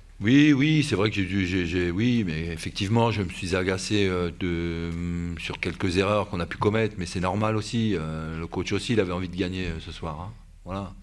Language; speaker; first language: French; native; French